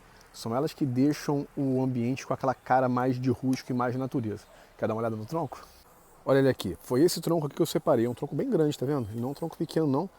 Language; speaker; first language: Portuguese; native; Portuguese